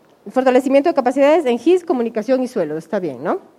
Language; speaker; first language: Spanish; native; Spanish